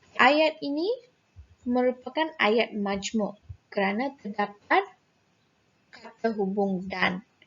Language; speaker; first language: Malay; non-native, local second language; Tamil